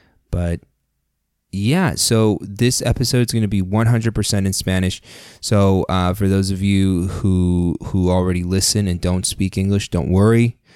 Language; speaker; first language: English; early bilingual, other home language; Spanish